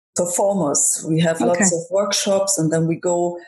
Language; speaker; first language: English; non-native, fluent; German